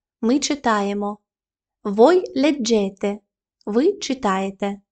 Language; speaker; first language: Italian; non-native, fluent; Ukrainian